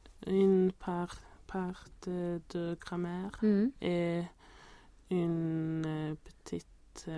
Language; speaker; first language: French; non-native, learner; Swedish